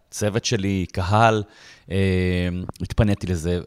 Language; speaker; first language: Hebrew; native; Hebrew